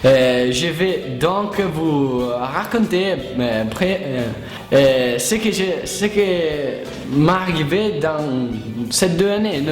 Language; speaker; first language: French; non-native, learner; Italian